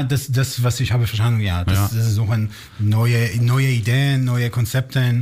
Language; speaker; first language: German; non-native, learner; Hebrew